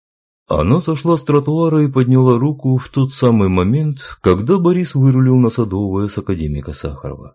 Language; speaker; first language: Russian; native; Russian